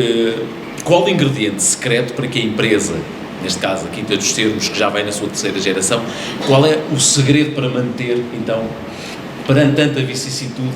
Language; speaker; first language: Portuguese; native; Portuguese